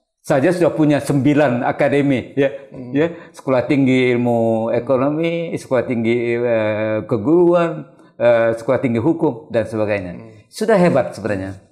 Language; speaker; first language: Indonesian; non-native, local second language; Malay